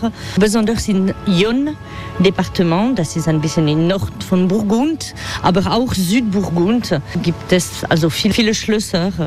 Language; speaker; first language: German; non-native, fluent; French